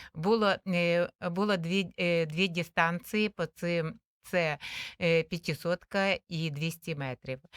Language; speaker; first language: Ukrainian; native; Ukrainian